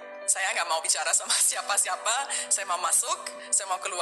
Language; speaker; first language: Indonesian; non-native, fluent; German